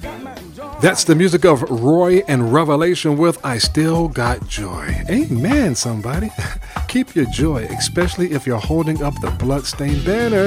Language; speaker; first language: English; native; English